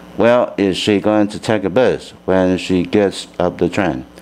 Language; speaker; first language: English; non-native, fluent; Chinese